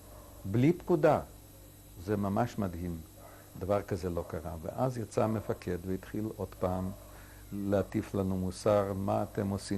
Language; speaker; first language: Hebrew; non-native, fluent; Yiddish